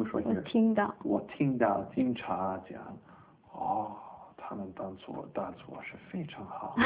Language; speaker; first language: Chinese; early bilingual, heritage; Chinese